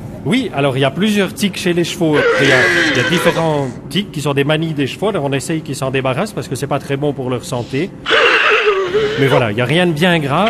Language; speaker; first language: French; native; French